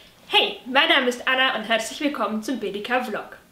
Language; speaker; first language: German; native; German